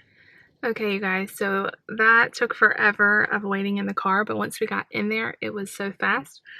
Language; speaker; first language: English; native; English